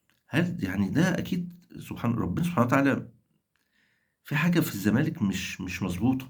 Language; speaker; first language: Arabic; native; Arabic